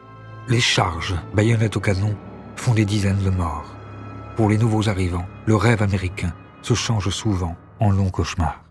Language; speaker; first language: French; native; French